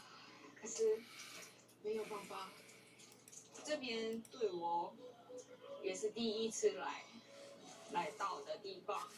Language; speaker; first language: Chinese; non-native, learner; Korean